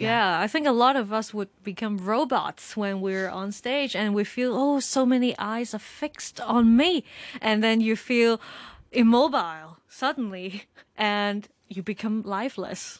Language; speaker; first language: English; non-native, local second language; Cantonese